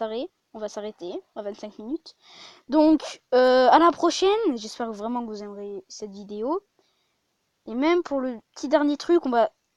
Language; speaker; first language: French; native; French